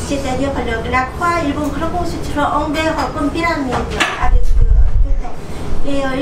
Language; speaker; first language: French; non-native, fluent; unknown